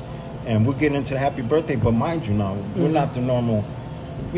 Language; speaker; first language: English; native; English